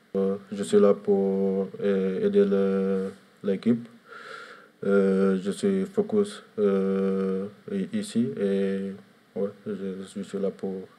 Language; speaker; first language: French; non-native, learner; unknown